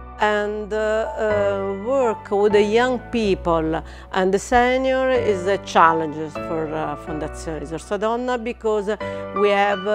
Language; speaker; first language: English; non-native, learner; Italian